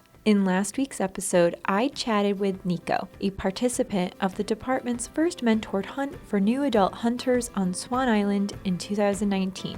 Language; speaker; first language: English; native; English